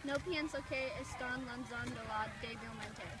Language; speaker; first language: Spanish; non-native, learner; English